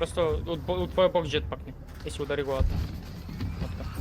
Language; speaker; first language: Bulgarian; native; Bulgarian